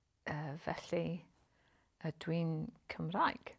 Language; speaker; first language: Welsh; non-native, learner; English